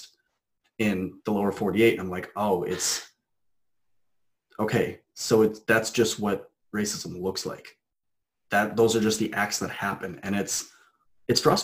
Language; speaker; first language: English; native; English